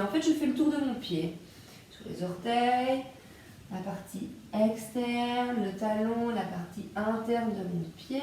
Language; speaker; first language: French; native; French